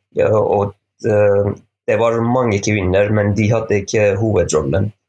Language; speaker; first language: Norwegian; non-native, fluent; Persian